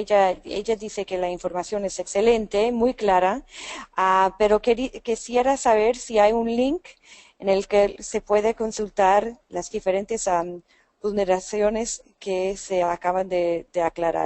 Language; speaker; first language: Spanish; non-native, fluent; English